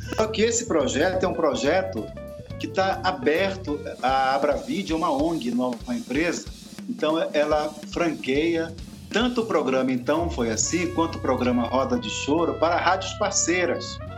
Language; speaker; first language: Portuguese; native; Portuguese